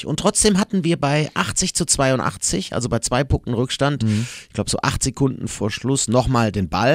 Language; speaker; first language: German; native; German